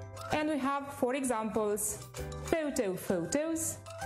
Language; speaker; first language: English; non-native, fluent; Romanian